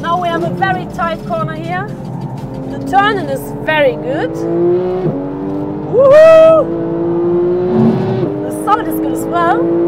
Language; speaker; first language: English; non-native, fluent; German